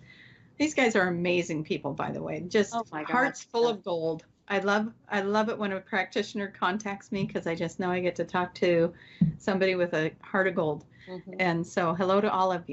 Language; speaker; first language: English; native; English